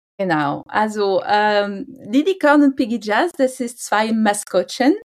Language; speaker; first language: German; non-native, fluent; French